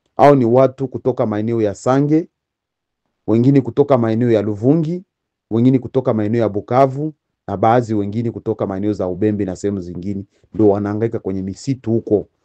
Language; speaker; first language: Swahili; native; Swahili